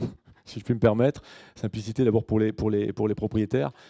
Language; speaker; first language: French; native; French